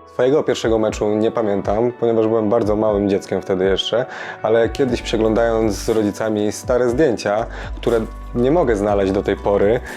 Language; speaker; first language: Polish; native; Polish